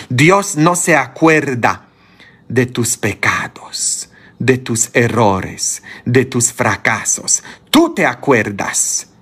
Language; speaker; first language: Spanish; non-native, fluent; Polish